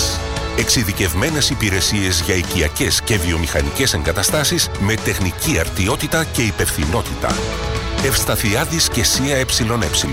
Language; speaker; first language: Greek; native; Greek